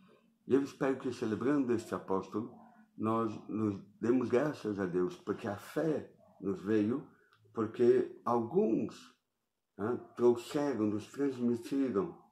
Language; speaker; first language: Portuguese; native; Portuguese